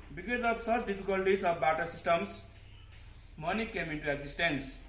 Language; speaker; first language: English; non-native, local second language; Nepali